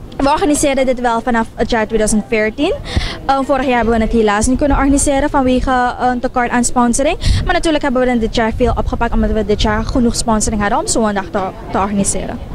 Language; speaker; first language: Dutch; native; Dutch